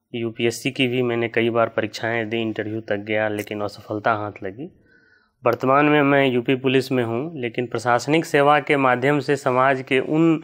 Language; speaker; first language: Hindi; native; Hindi